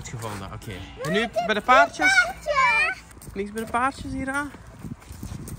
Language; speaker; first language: Dutch; native; Dutch